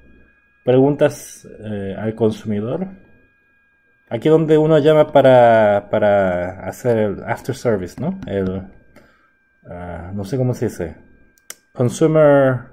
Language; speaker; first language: Spanish; non-native, fluent; Korean